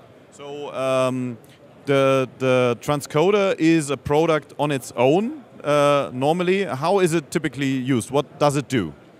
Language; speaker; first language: English; non-native, fluent; German